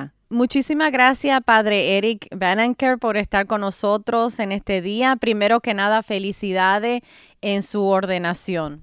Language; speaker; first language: Spanish; native; Spanish